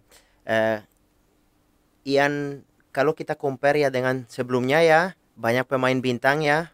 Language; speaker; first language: Indonesian; non-native, fluent; Italian